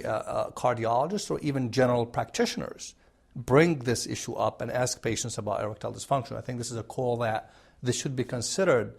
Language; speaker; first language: English; non-native, fluent; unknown